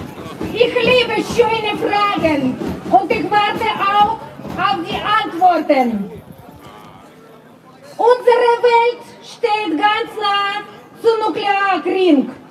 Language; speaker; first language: German; non-native, fluent; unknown